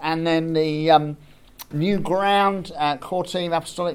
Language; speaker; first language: English; native; English